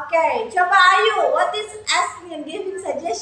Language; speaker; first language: English; non-native, learner; Indonesian